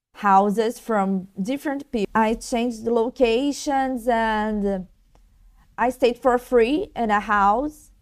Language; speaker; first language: English; non-native, learner; Portuguese